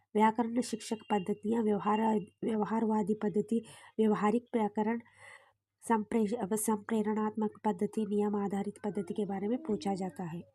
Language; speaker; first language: Hindi; non-native, local second language; Kannada